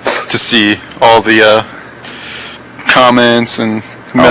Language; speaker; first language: English; native; English